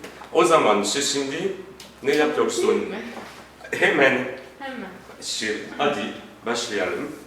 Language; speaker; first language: Turkish; non-native, fluent; French